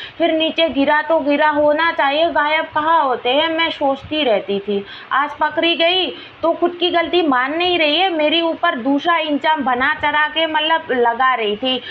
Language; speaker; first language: Hindi; non-native, local second language; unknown